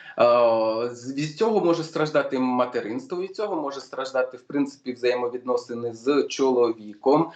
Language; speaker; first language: Ukrainian; non-native, local second language; Russian